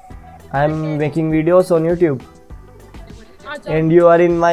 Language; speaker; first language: English; non-native, local second language; Hindi